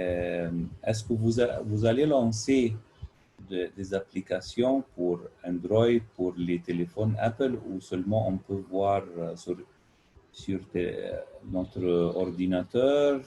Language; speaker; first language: French; non-native, learner; Arabic